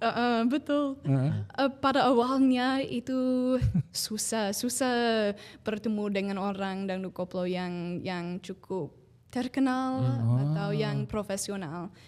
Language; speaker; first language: Indonesian; non-native, fluent; English